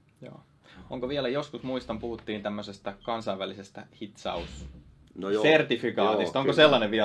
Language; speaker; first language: Finnish; native; Finnish